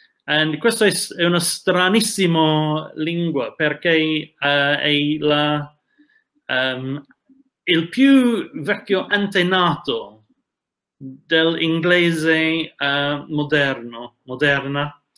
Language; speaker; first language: Italian; non-native, fluent; English